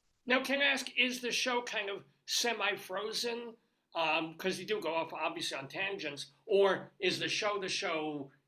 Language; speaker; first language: English; native; English